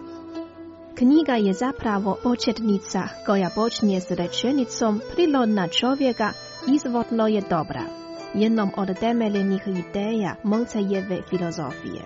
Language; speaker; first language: Croatian; non-native, fluent; Chinese